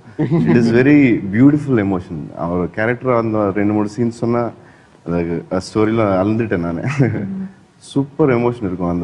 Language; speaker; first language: Tamil; non-native, learner; Telugu